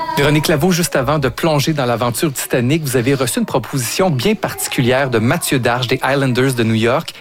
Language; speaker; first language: French; native; French